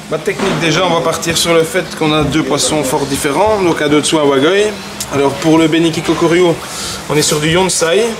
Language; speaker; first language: French; native; French